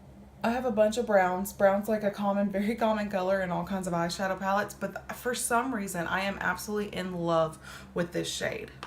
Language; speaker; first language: English; native; English